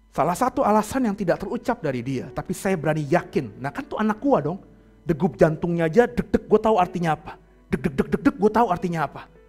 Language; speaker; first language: Indonesian; native; Indonesian